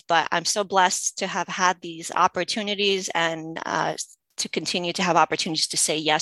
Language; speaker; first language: English; early bilingual, other home language; Polish